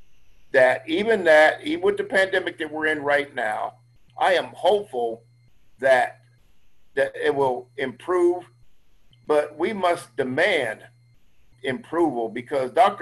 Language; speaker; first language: English; native; English